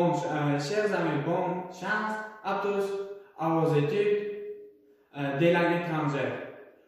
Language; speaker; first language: French; non-native, learner; Uzbek